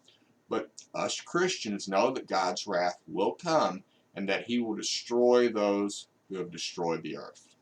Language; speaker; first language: English; native; English